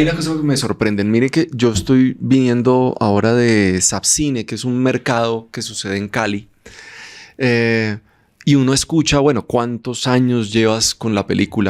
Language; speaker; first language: Spanish; native; Spanish